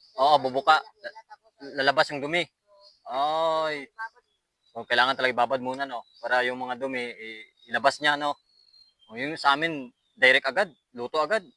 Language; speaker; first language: Filipino; native; Filipino